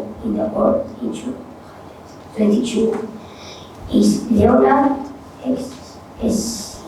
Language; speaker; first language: English; non-native, learner; Spanish